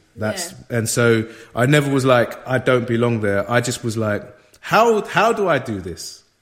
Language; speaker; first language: English; native; English